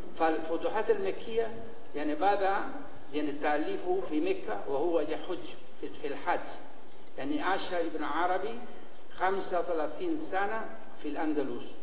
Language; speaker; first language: Arabic; non-native, fluent; Spanish